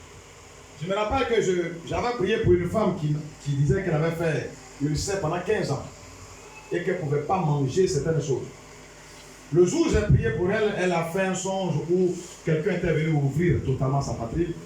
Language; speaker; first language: French; non-native, local second language; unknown